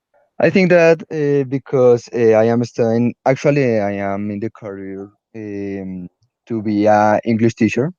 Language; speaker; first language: English; non-native, learner; Spanish